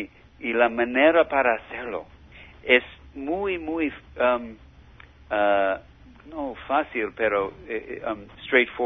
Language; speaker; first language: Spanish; non-native, learner; English